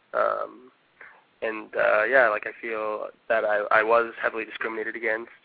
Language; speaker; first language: English; early bilingual, other home language; Korean